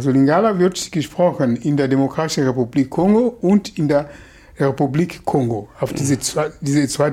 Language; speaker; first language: German; non-native, fluent; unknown